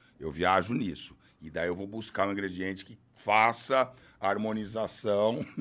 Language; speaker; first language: Portuguese; native; Portuguese